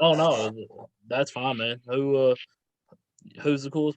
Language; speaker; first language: English; native; English